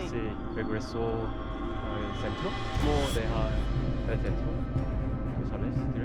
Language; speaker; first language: Spanish; non-native, learner; Korean